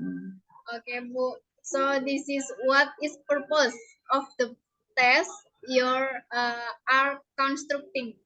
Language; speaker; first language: English; non-native, learner; Indonesian